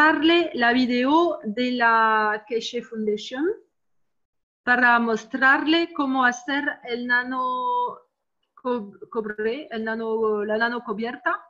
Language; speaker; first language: Spanish; non-native, learner; French